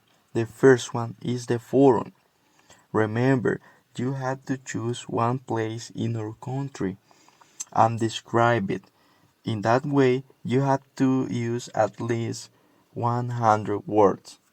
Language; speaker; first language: English; non-native, learner; Spanish